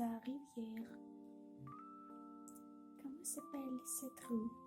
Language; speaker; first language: French; non-native, learner; Russian